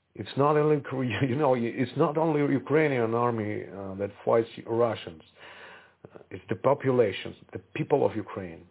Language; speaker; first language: English; non-native, fluent; Ukrainian